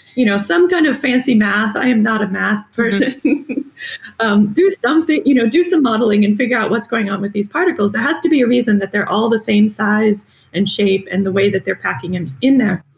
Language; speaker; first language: English; native; English